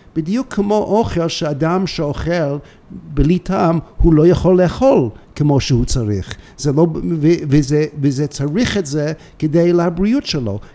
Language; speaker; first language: Hebrew; non-native, fluent; English